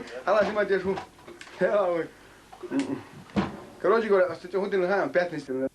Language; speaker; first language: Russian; non-native, local second language; Chechen